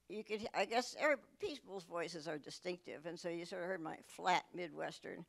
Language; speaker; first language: English; native; English